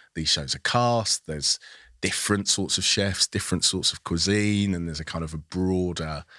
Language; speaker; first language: English; early bilingual, other home language; Yoruba